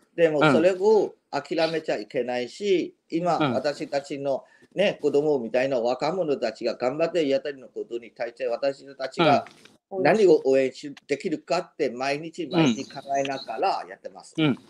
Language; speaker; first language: Japanese; non-native, fluent; Burmese